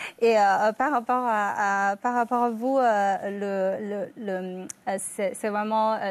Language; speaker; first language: French; non-native, fluent; Chinese